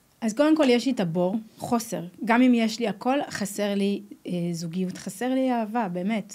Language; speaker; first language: Hebrew; native; Hebrew